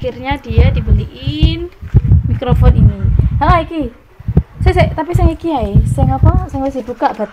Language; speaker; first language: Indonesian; non-native, local second language; Javanese